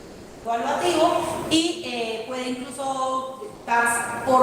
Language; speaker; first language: Spanish; native; Spanish